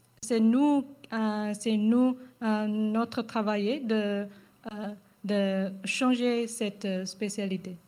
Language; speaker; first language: French; non-native, learner; Chinese